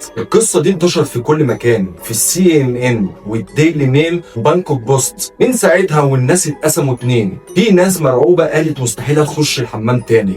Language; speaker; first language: Arabic; native; Arabic